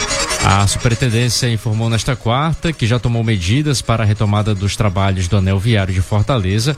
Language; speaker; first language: Portuguese; native; Portuguese